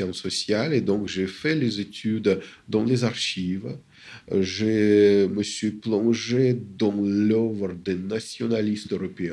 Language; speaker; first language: French; non-native, fluent; Russian